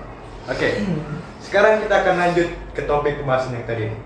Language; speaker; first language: Indonesian; native; Indonesian